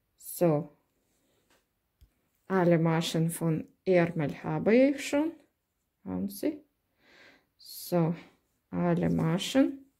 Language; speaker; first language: German; non-native, learner; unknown